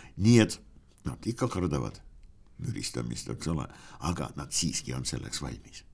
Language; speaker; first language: Estonian; non-native, local second language; Russian